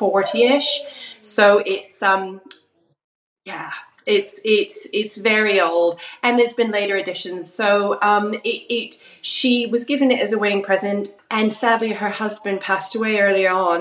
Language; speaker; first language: English; native; English